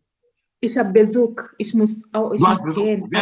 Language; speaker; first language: German; non-native, learner; Swahili